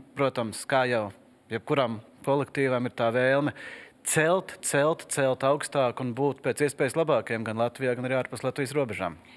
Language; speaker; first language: Latvian; native; Latvian